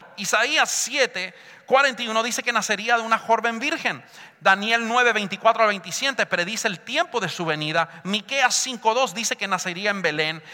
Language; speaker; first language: Spanish; early bilingual, heritage; Spanish